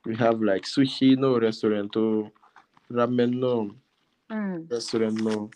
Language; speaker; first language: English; non-native, fluent; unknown